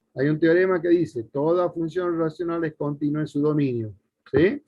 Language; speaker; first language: Spanish; native; Spanish